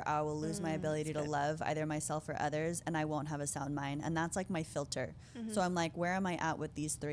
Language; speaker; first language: English; native; English